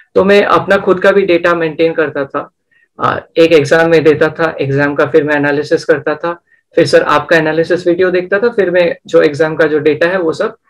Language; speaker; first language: Hindi; non-native, local second language; Bangla